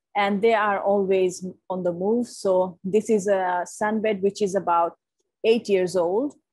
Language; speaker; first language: English; non-native, local second language; Bangla